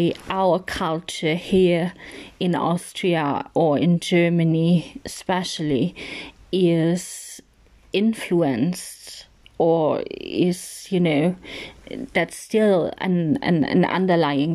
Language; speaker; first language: English; non-native, fluent; German